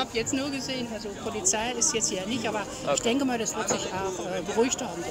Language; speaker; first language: German; native; German